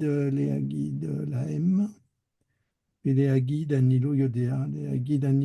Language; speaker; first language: Hebrew; non-native, learner; French